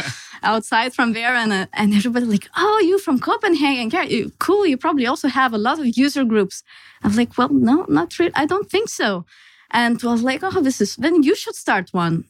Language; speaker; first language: English; non-native, fluent; Lithuanian